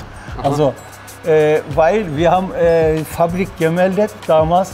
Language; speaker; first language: German; non-native, learner; Turkish